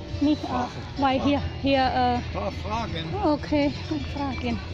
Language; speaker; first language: German; non-native, learner; Thai